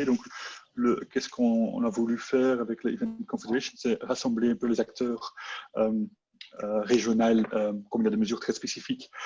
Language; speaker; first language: French; non-native, local second language; Dutch